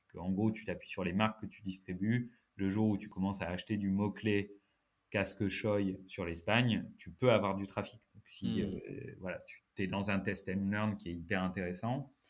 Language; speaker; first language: French; native; French